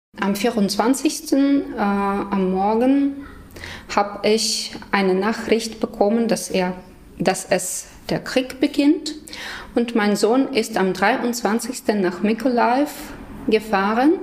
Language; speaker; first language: German; non-native, fluent; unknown